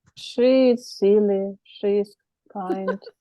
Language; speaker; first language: English; non-native, learner; Russian